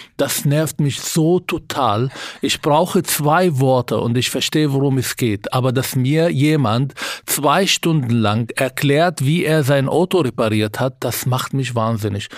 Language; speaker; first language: German; non-native, fluent; Arabic